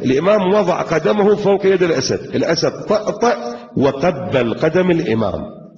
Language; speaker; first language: Arabic; native; Arabic